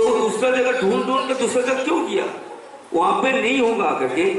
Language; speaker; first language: Hindi; non-native, local second language; Bangla